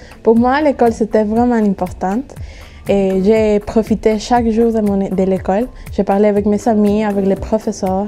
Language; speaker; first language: French; non-native, fluent; Spanish